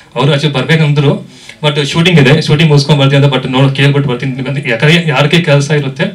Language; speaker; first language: Kannada; non-native, local second language; Telugu